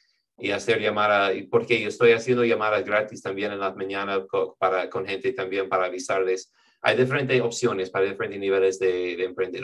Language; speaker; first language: Spanish; non-native, fluent; English